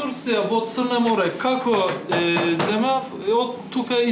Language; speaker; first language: Macedonian; non-native, learner; Turkish